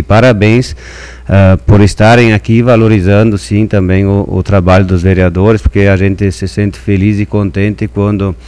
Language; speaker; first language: Portuguese; native; Portuguese